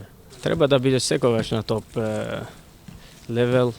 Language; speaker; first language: Macedonian; non-native, fluent; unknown